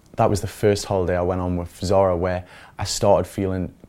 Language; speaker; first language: English; native; English